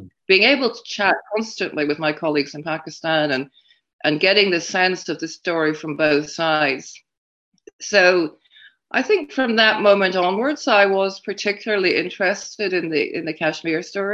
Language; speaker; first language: English; native; English